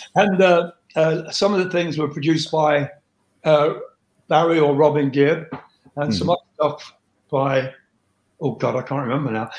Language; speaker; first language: English; native; English